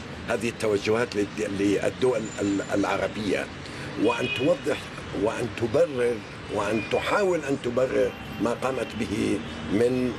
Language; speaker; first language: Arabic; non-native, fluent; Persian